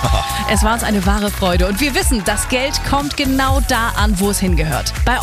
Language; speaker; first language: German; native; German